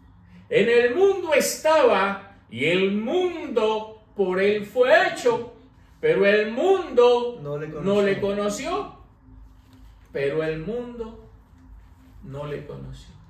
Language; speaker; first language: Spanish; native; Spanish